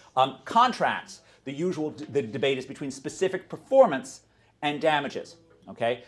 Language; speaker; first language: English; native; English